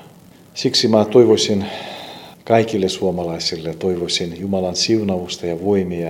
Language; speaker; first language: Finnish; non-native, fluent; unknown